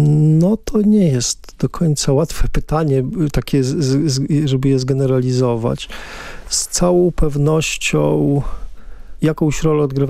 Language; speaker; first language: Polish; native; Polish